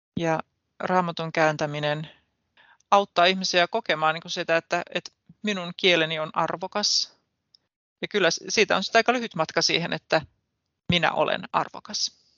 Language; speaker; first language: Finnish; native; Finnish